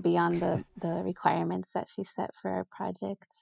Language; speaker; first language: English; early bilingual, other home language; Spanish